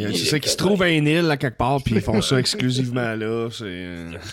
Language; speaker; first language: French; native; French